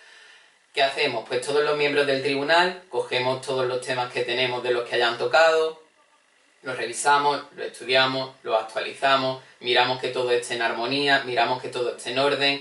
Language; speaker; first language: Spanish; native; Spanish